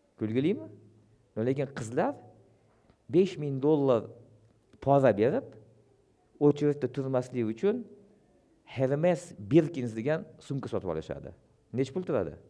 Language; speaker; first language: Uzbek; non-native, local second language; Russian